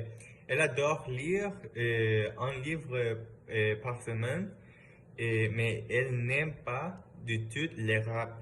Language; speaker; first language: French; non-native, learner; Spanish